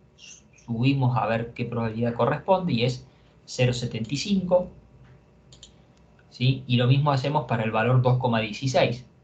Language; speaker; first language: Spanish; native; Spanish